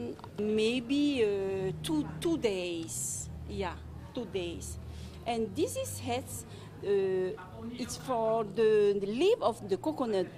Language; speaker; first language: English; non-native, learner; French